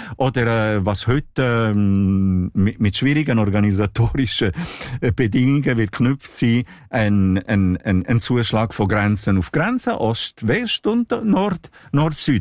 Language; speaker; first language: German; non-native, local second language; Italian